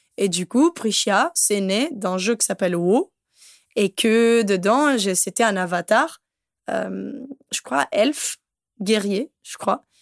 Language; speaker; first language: French; non-native, fluent; Portuguese